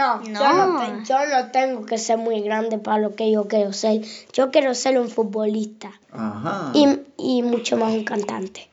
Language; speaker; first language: Spanish; early bilingual, other home language; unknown